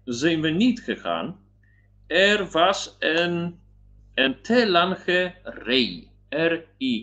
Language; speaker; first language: Dutch; non-native, learner; Polish